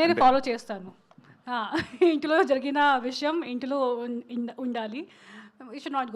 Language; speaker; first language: Telugu; non-native, local second language; Hindi